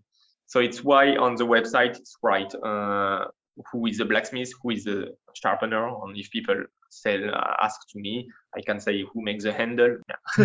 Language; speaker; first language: English; non-native, learner; French